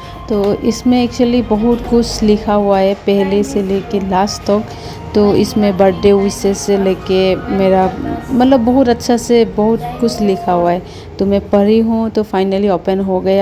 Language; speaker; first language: Hindi; non-native, local second language; Assamese